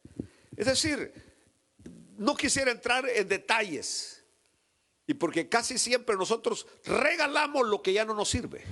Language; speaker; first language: Spanish; native; Spanish